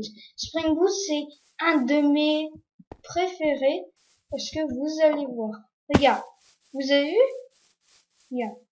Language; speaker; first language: French; non-native, learner; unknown